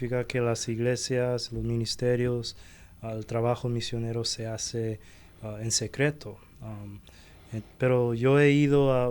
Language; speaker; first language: Spanish; non-native, fluent; Chinese